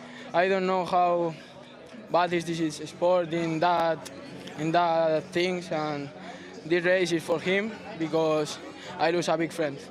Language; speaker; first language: English; non-native, learner; Spanish